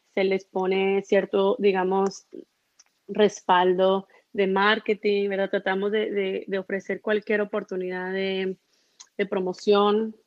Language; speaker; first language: Spanish; early bilingual, heritage; Spanish